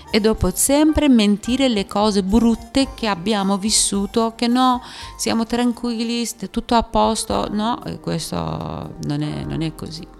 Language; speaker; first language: Italian; non-native, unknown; Persian